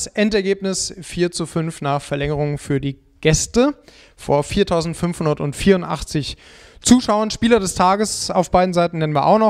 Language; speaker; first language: German; native; German